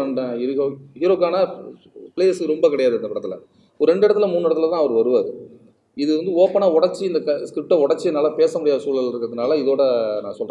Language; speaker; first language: Tamil; native; Tamil